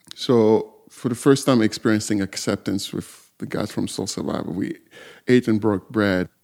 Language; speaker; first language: English; non-native, fluent; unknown